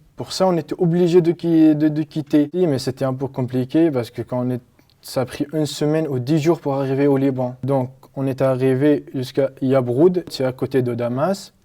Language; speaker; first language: French; non-native, learner; Arabic